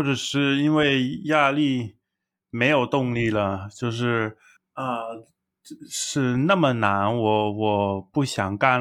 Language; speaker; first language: Chinese; non-native, learner; English